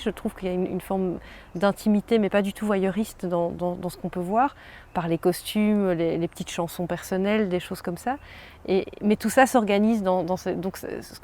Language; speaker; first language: French; native; French